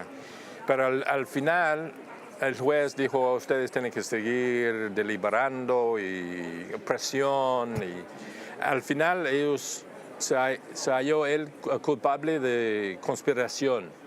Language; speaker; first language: Spanish; non-native, fluent; English